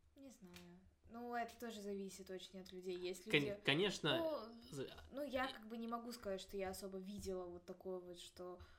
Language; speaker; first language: Russian; native; Russian